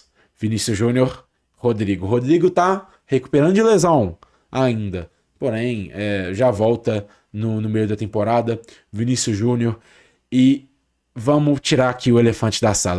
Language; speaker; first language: Portuguese; native; Portuguese